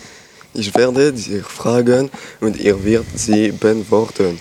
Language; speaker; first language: German; non-native, learner; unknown